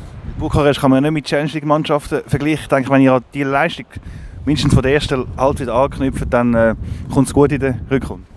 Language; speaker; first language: German; native; German